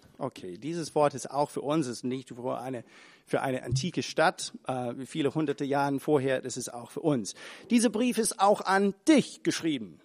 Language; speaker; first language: German; non-native, fluent; English